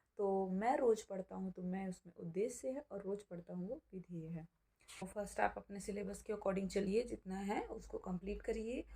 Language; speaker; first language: Hindi; native; Hindi